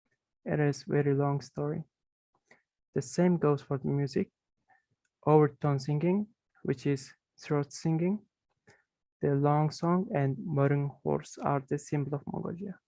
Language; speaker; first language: English; non-native, fluent; Mongolian